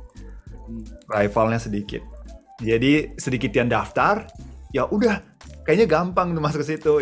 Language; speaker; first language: Indonesian; non-native, fluent; Japanese